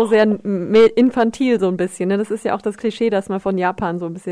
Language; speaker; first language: German; native; German